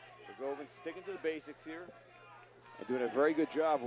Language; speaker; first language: English; native; English